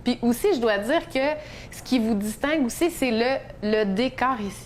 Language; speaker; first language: French; native; French